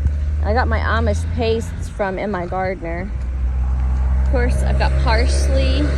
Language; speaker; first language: English; native; English